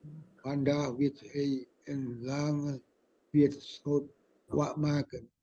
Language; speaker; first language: Dutch; non-native, learner; Indonesian